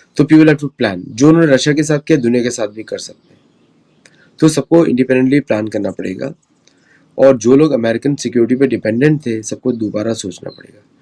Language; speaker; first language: Hindi; native; Hindi